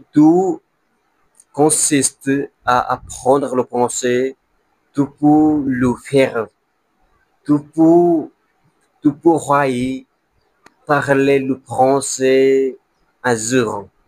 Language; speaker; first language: French; non-native, learner; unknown